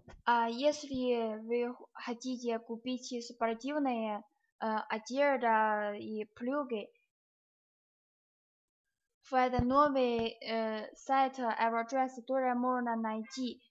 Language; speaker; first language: Russian; non-native, learner; Chinese